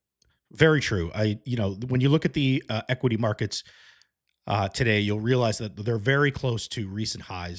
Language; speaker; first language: English; native; English